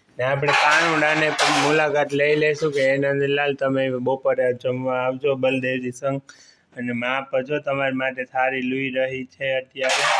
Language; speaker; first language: Gujarati; native; Gujarati